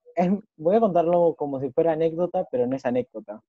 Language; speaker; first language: Spanish; native; Spanish